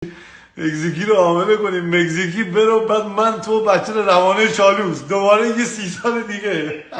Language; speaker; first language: Persian; native; Persian